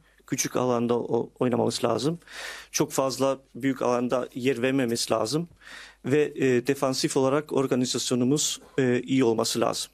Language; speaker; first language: Turkish; early bilingual, heritage; Turkish